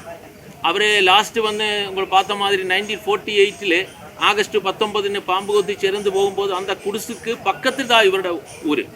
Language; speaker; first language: Tamil; non-native, learner; Malayalam